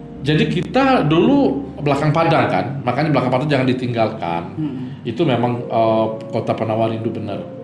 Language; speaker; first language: Indonesian; native; Indonesian